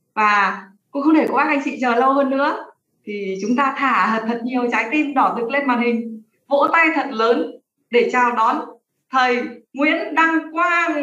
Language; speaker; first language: Vietnamese; native; Vietnamese